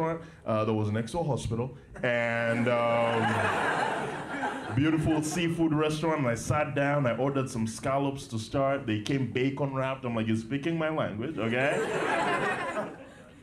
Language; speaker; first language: English; non-native, local second language; Ganda